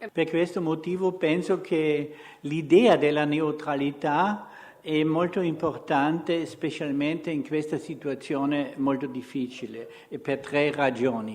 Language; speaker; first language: Italian; non-native, fluent; German